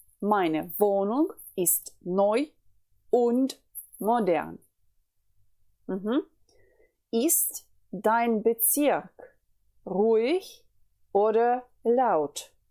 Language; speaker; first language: German; non-native, fluent; Ukrainian